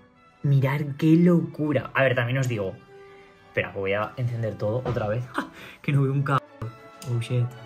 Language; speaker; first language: Spanish; native; Spanish